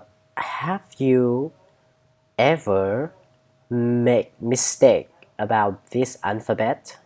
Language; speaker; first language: English; non-native, fluent; Vietnamese